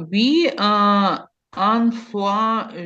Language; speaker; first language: French; non-native, learner; Ukrainian